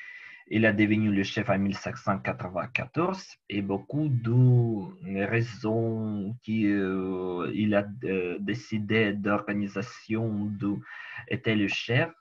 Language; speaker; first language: French; non-native, learner; Ukrainian